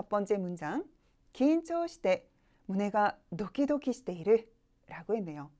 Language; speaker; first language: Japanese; non-native, fluent; Korean